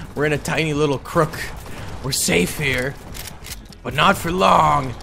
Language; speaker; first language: English; native; English